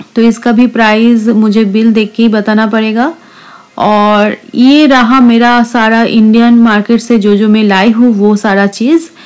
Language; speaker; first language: Hindi; non-native, local second language; Bangla